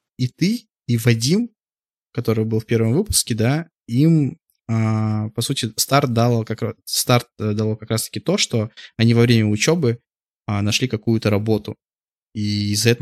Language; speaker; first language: Russian; native; Russian